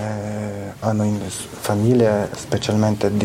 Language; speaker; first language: Italian; non-native, fluent; Ukrainian